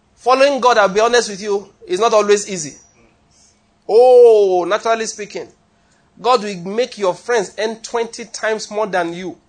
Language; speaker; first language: English; non-native, local second language; Yoruba